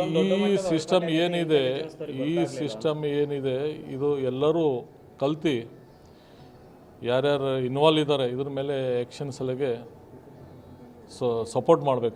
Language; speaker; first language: Kannada; non-native, local second language; Urdu